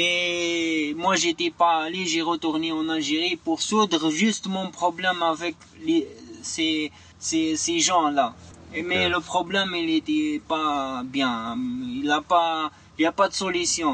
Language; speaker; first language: French; non-native, learner; Arabic